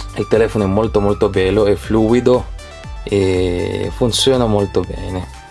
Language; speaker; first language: Italian; non-native, fluent; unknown